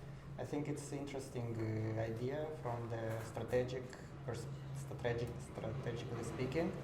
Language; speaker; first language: English; non-native, fluent; Romanian